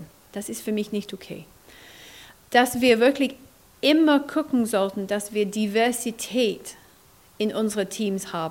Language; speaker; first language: German; non-native, fluent; English